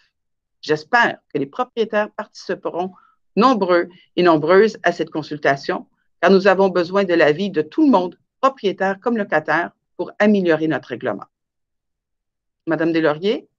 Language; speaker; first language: French; native; French